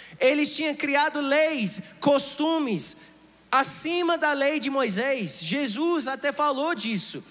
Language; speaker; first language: Portuguese; non-native, fluent; English